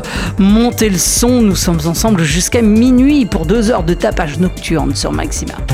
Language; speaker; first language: French; native; French